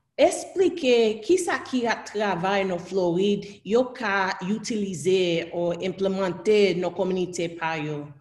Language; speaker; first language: Haitian Creole; early bilingual, heritage; Haitian Creole